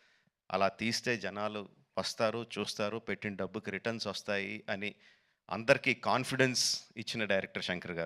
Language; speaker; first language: Telugu; native; Telugu